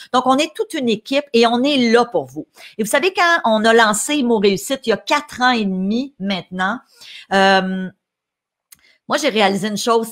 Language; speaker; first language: French; native; French